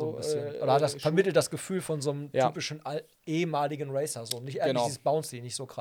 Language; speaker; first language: German; native; German